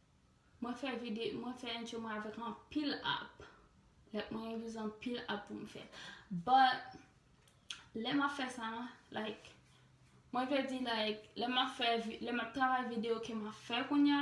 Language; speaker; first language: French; non-native, learner; Haitian Creole